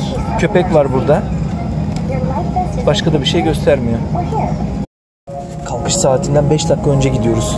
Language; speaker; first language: Turkish; native; Turkish